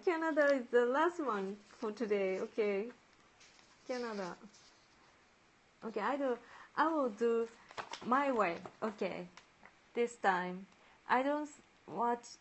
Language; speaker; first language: English; non-native, learner; Japanese